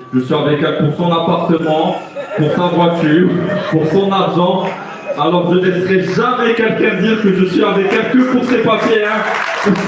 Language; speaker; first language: French; non-native, local second language; Arabic